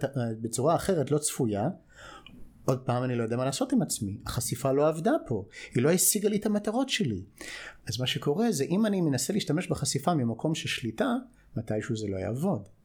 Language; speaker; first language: Hebrew; non-native, fluent; English